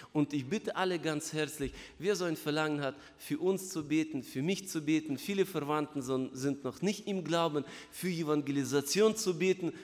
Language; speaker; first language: German; non-native, fluent; Russian